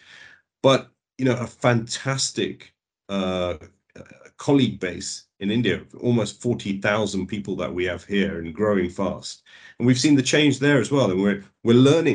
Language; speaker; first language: English; native; English